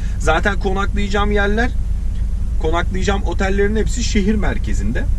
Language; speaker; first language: Turkish; early bilingual, heritage; Turkish